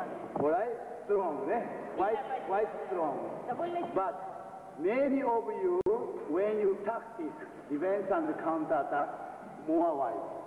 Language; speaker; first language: English; non-native, learner; Japanese